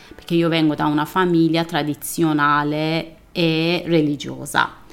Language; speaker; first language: Italian; non-native, fluent; Persian